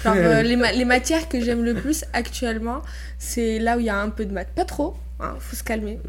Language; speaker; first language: French; non-native, local second language; Arabic